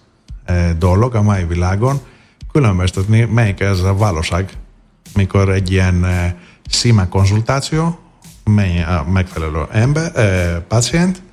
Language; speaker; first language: Hungarian; non-native, fluent; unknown